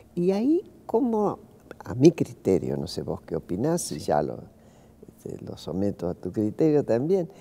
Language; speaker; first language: Spanish; native; Spanish